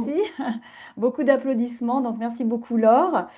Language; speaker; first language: French; native; French